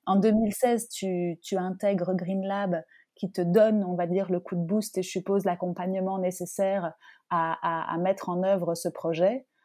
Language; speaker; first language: French; native; French